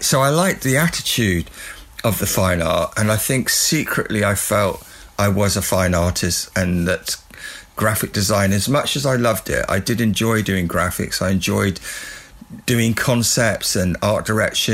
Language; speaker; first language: English; native; English